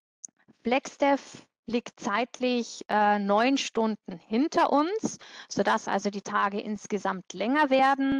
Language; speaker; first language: German; native; German